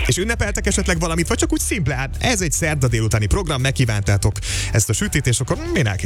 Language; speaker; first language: Hungarian; native; Hungarian